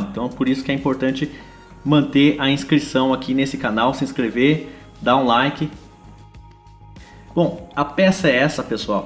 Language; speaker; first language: Portuguese; native; Portuguese